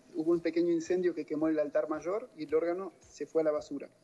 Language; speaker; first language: Spanish; native; Spanish